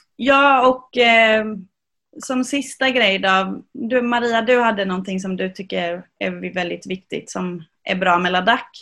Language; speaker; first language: Swedish; native; Swedish